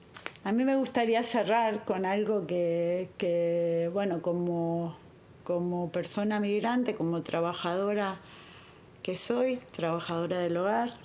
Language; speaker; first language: Spanish; native; Spanish